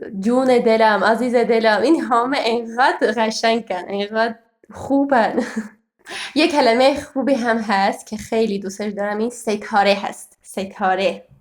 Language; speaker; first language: Persian; non-native, fluent; Armenian